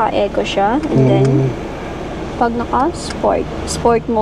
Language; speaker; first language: Filipino; non-native, local second language; Hiligaynon